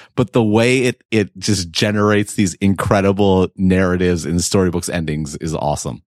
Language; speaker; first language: English; native; English